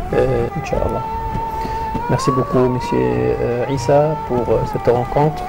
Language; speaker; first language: French; non-native, fluent; Arabic